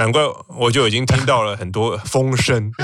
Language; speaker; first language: Chinese; native; Chinese